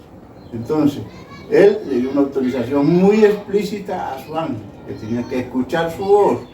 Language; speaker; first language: Spanish; native; Spanish